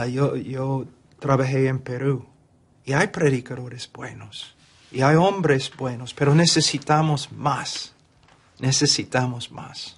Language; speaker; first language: Spanish; non-native, fluent; English